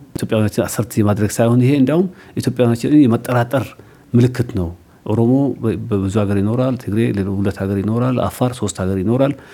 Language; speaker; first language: Amharic; non-native, local second language; Somali